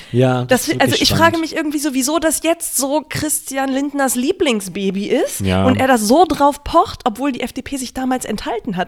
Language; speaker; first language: German; native; German